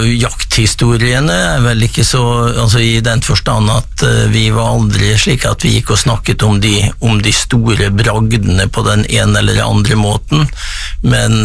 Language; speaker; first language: Norwegian; native; Norwegian